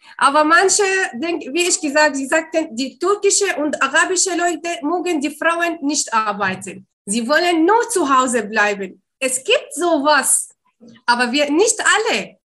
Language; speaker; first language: German; non-native, learner; Arabic